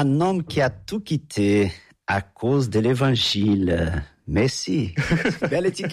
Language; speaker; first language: French; non-native, fluent; Portuguese